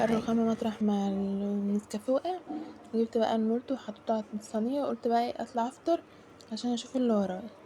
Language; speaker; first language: Arabic; native; Arabic